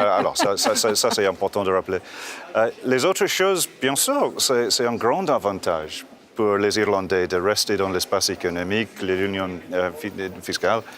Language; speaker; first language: French; non-native, fluent; English